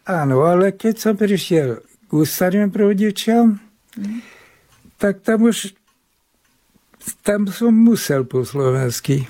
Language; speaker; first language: Slovak; early bilingual, heritage; Hungarian